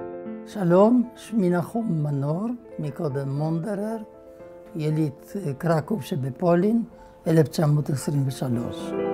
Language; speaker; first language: Hebrew; non-native, fluent; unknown